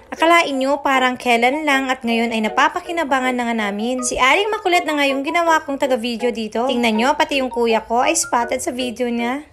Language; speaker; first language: Filipino; native; Filipino